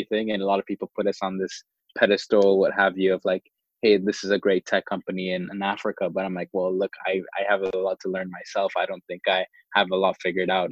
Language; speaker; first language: English; non-native, local second language; Swahili